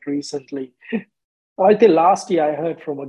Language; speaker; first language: English; non-native, local second language; Sinhala